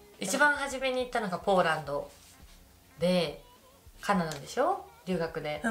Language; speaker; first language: Japanese; native; Japanese